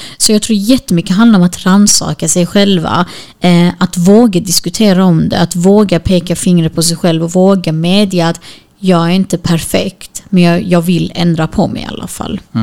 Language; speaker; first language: Swedish; early bilingual, other home language; Kurdish